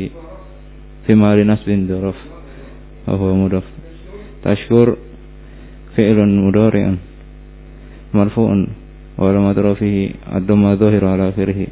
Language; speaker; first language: Arabic; non-native, learner; Indonesian